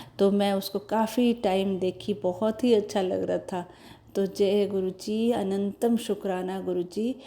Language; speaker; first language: Hindi; non-native, local second language; Odia